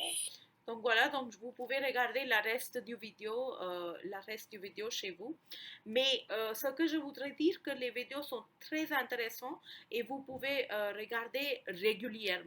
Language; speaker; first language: French; non-native, fluent; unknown